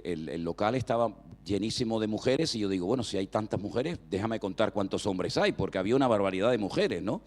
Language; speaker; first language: Spanish; native; Spanish